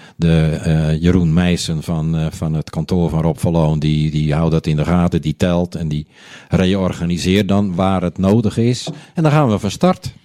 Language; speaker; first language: Dutch; native; Dutch